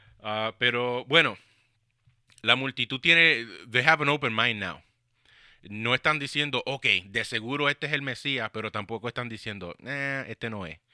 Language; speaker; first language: Spanish; early bilingual, heritage; Spanish